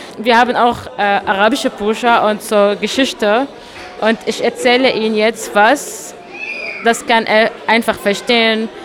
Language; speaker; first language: German; non-native, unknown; Arabic